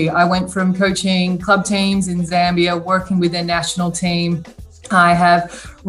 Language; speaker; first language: English; native; English